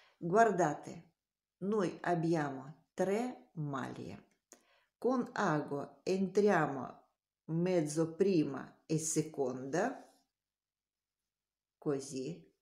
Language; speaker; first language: Italian; non-native, learner; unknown